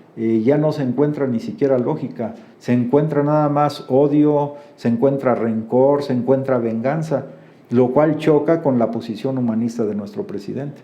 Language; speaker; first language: Spanish; native; Spanish